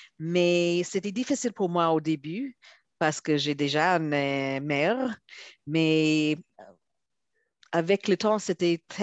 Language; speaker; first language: French; non-native, fluent; Hebrew